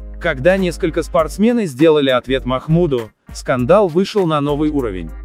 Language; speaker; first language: Russian; non-native, local second language; Uzbek